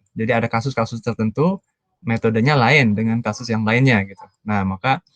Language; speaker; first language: Indonesian; native; Indonesian